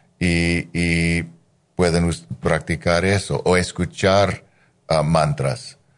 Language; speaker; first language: Spanish; non-native, fluent; English